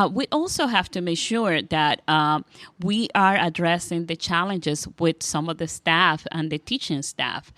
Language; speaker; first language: English; non-native, fluent; Spanish